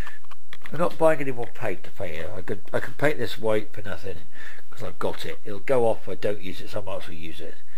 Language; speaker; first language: English; native; English